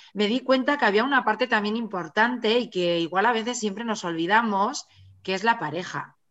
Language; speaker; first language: Spanish; native; Spanish